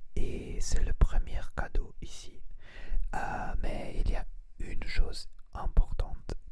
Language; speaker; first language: French; non-native, learner; Spanish